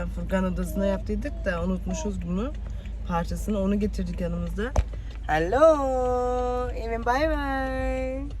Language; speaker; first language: Turkish; early bilingual, heritage; Turkish